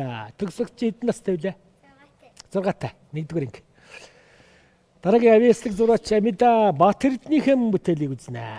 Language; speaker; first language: Mongolian; native; Mongolian